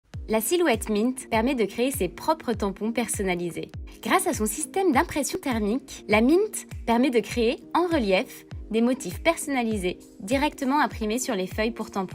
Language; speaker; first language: French; native; French